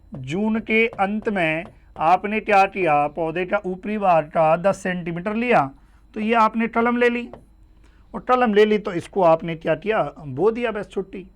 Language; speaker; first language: Hindi; native; Hindi